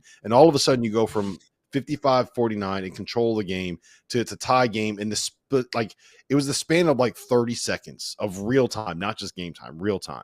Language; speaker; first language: English; native; English